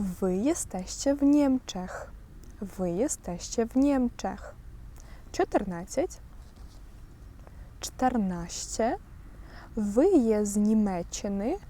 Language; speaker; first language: Polish; non-native, fluent; Ukrainian